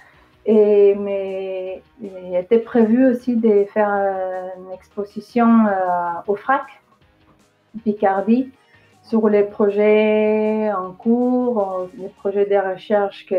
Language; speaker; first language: French; non-native, fluent; Spanish